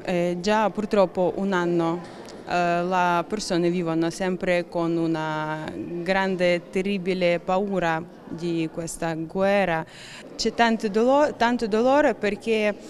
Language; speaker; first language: Italian; non-native, learner; Ukrainian